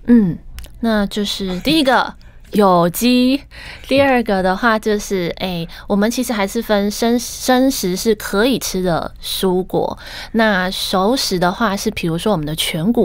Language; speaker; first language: Chinese; native; Chinese